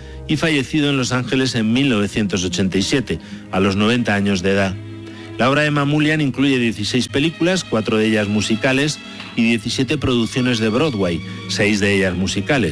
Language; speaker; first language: Spanish; native; Spanish